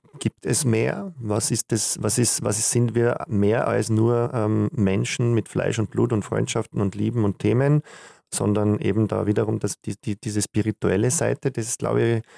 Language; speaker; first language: German; native; German